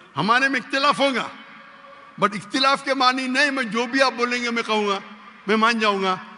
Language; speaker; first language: Urdu; non-native, local second language; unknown